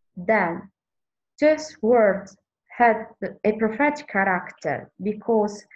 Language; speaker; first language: English; non-native, learner; Italian